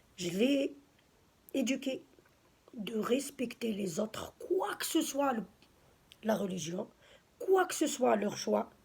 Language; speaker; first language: French; early bilingual, other home language; Arabic